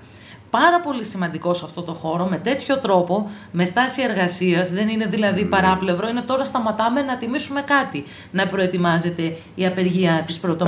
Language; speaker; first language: Greek; native; Greek